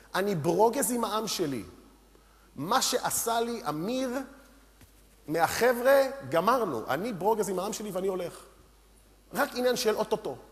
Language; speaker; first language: Hebrew; early bilingual, other home language; Romanian